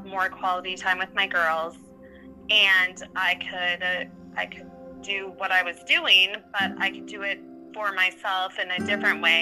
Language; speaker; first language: English; native; English